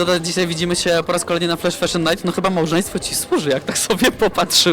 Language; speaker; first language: Polish; native; Polish